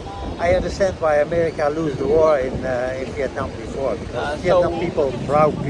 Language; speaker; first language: English; non-native, learner; Dutch